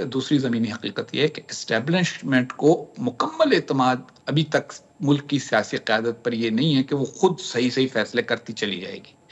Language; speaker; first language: Urdu; native; Urdu